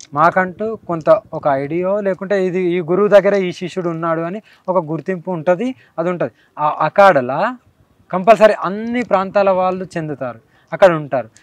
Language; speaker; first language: Telugu; native; Telugu